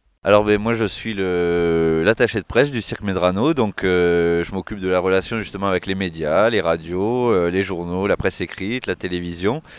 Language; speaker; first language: French; native; French